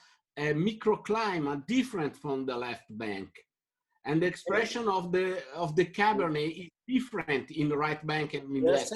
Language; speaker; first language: English; non-native, fluent; Italian